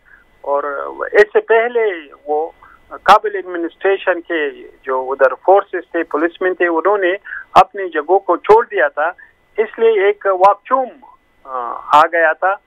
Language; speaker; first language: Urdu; non-native, fluent; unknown